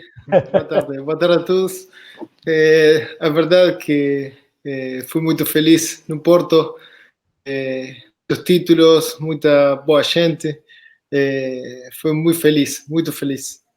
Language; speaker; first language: Portuguese; non-native, fluent; Spanish